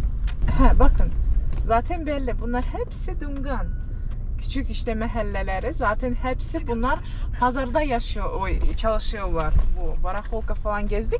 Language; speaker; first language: Turkish; early bilingual, heritage; Turkish